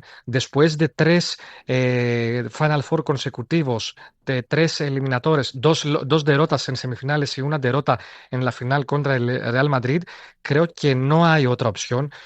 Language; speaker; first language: Spanish; non-native, fluent; Greek